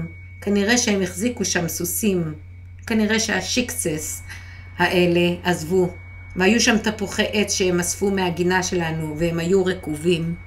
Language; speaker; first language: Hebrew; non-native, fluent; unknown